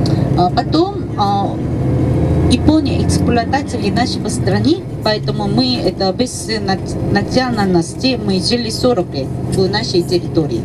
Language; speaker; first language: Russian; non-native, learner; Korean